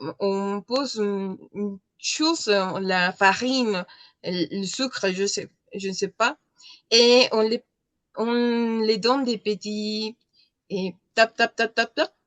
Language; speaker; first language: French; non-native, learner; Spanish